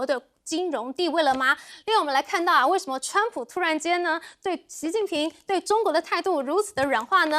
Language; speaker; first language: Chinese; native; Chinese